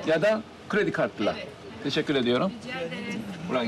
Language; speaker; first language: Turkish; non-native, learner; Korean